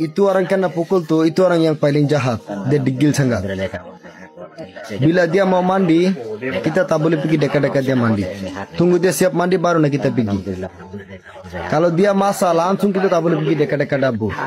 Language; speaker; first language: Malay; non-native, learner; Bangla